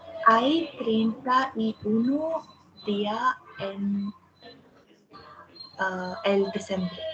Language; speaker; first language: Spanish; non-native, learner; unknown